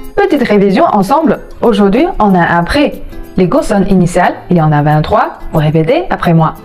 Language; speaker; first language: French; non-native, fluent; Chinese